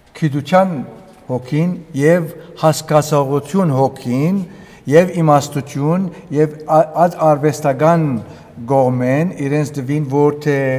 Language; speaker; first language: Armenian; early bilingual, heritage; Armenian